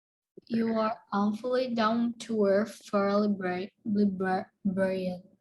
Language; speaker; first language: English; non-native, learner; Portuguese